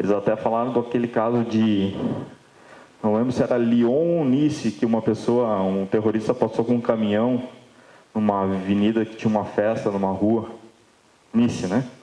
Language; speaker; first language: Portuguese; native; Portuguese